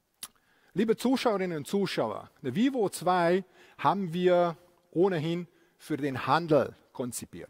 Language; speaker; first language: German; non-native, fluent; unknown